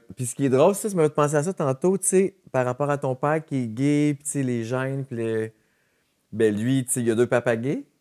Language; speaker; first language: French; native; French